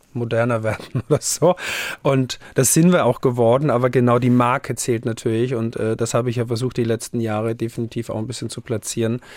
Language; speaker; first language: German; native; German